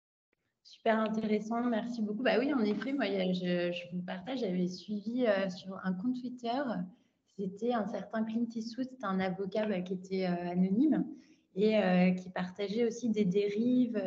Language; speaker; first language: French; native; French